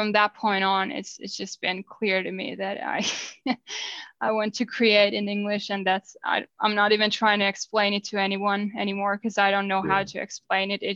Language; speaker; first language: English; non-native, fluent; Finnish